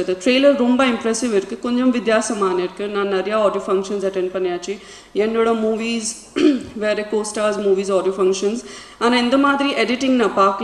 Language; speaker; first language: Tamil; non-native, learner; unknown